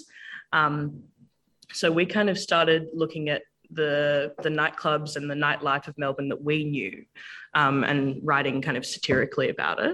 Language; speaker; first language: English; native; English